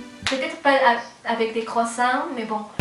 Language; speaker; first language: French; non-native, fluent; Spanish